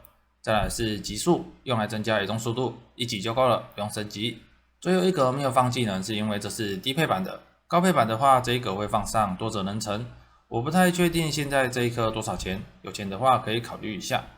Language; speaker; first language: Chinese; native; Chinese